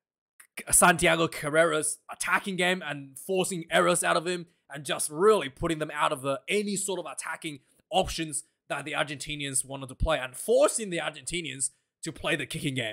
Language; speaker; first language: English; non-native, local second language; Afrikaans